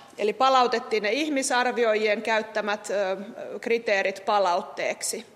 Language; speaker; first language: Finnish; native; Finnish